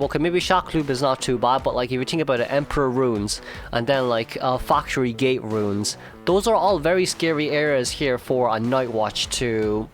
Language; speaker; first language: English; non-native, fluent; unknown